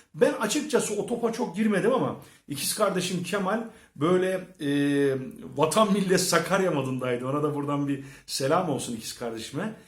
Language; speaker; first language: Turkish; early bilingual, heritage; Turkish